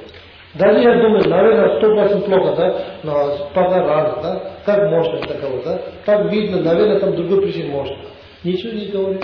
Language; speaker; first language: Russian; non-native, learner; Tibetan